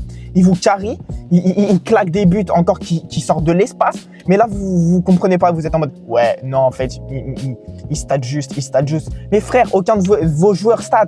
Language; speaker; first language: French; native; French